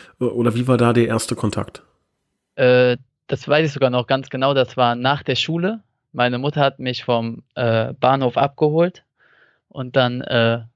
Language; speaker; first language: German; native; German